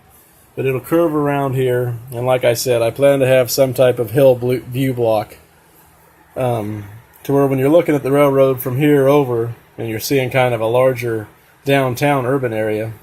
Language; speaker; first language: English; native; English